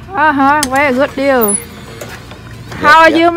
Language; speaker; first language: English; non-native, learner; Vietnamese